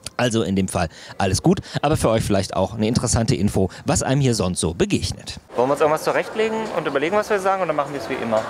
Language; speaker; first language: German; native; German